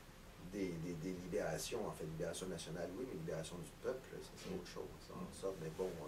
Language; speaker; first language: French; native; French